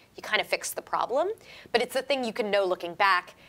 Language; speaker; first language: English; native; English